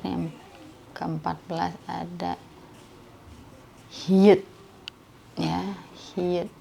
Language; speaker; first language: Indonesian; native; Indonesian